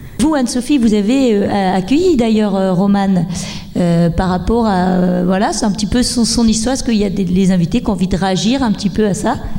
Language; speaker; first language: French; native; French